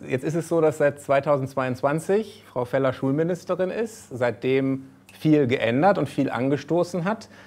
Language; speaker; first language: German; native; German